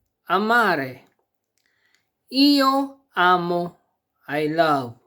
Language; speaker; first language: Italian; non-native, fluent; Filipino